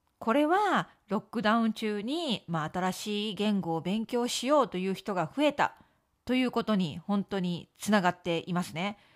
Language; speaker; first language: Japanese; native; Japanese